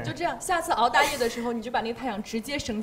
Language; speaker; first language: Chinese; native; Chinese